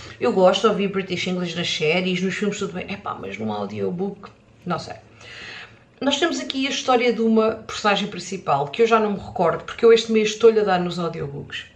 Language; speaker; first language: Portuguese; native; Portuguese